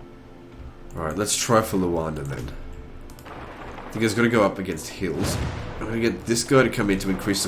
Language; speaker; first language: English; native; English